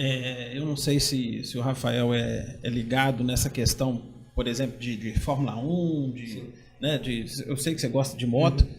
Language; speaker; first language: Portuguese; native; Portuguese